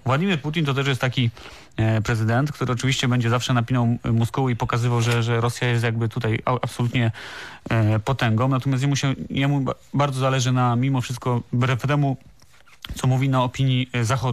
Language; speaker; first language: Polish; native; Polish